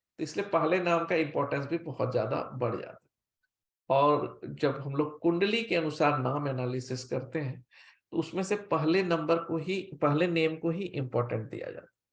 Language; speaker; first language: Hindi; native; Hindi